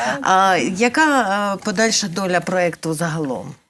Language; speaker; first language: Ukrainian; native; Ukrainian